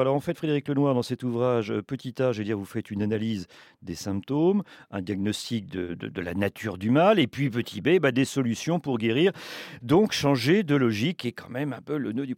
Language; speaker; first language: French; native; French